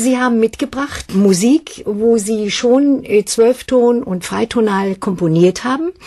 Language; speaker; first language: German; native; German